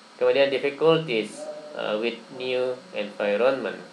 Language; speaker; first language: English; non-native, fluent; Indonesian